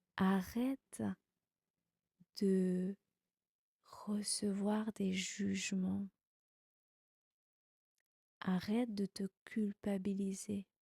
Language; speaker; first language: French; non-native, fluent; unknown